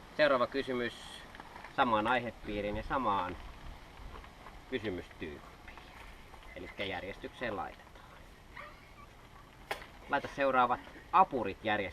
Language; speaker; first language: Finnish; native; Finnish